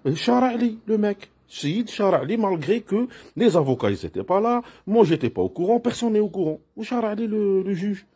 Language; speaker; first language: French; non-native, local second language; Arabic